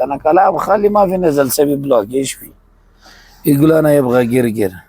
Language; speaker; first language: Arabic; non-native, learner; Urdu